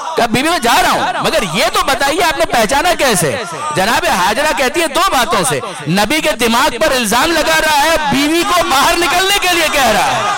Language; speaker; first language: Urdu; non-native, local second language; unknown